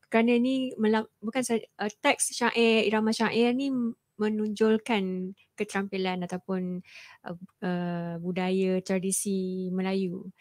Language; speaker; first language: Malay; native; Malay